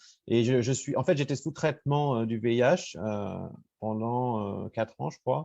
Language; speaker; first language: French; native; French